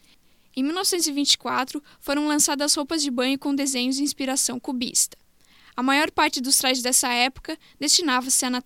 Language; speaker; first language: Portuguese; native; Portuguese